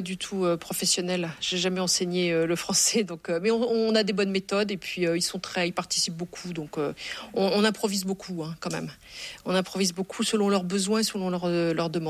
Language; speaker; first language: French; native; French